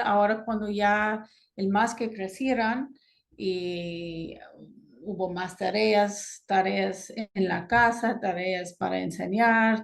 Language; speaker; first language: Spanish; non-native, fluent; English